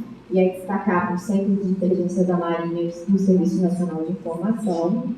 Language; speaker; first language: Portuguese; native; Portuguese